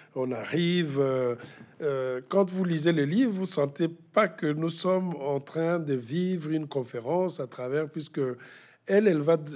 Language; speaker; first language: French; non-native, local second language; Kituba (Democratic Republic of Congo)